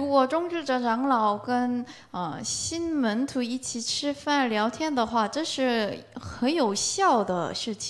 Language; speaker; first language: Chinese; non-native, learner; Korean